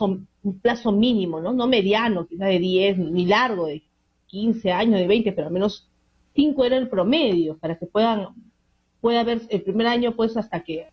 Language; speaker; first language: Spanish; native; Spanish